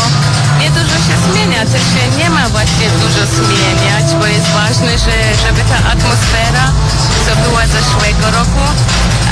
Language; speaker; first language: Polish; early bilingual, heritage; Polish